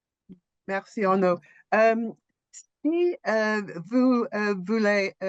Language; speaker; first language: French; non-native, learner; English